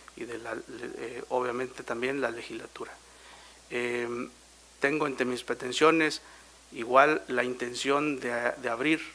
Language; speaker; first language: Spanish; native; Spanish